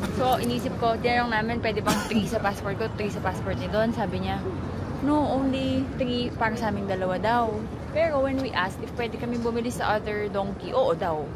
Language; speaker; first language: Filipino; native; Filipino